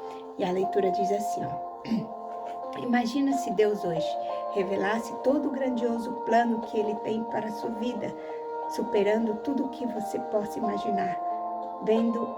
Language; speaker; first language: Portuguese; native; Portuguese